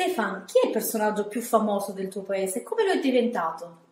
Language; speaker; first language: Italian; native; Italian